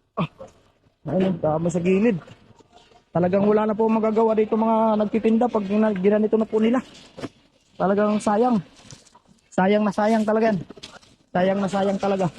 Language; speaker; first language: Filipino; native; Filipino